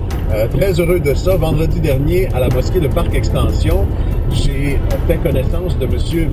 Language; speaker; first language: French; native; French